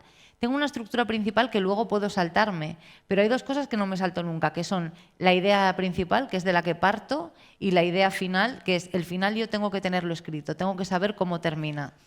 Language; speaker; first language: Spanish; native; Spanish